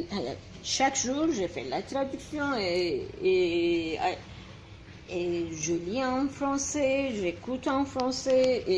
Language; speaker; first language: French; non-native, fluent; Turkish